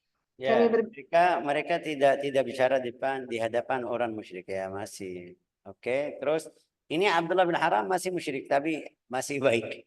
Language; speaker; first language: Indonesian; non-native, fluent; Arabic